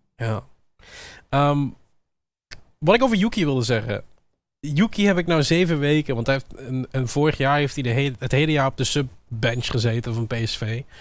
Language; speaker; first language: Dutch; native; Dutch